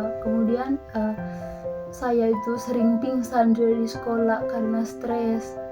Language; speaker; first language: Indonesian; non-native, local second language; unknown